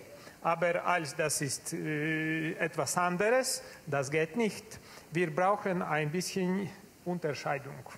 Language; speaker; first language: German; non-native, learner; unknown